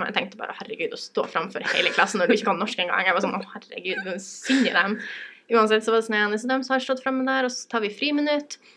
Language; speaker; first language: Norwegian; native; Norwegian